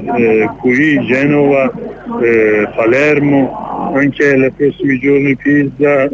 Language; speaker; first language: Italian; non-native, learner; Kurdish